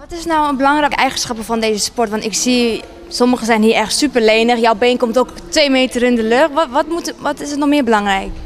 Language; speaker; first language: Dutch; native; Dutch